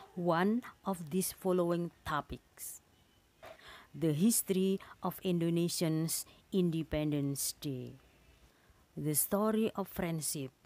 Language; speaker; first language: English; non-native, fluent; Indonesian